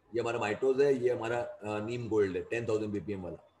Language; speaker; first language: Hindi; non-native, local second language; Gujarati